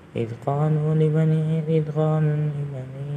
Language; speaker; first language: Arabic; non-native, learner; Indonesian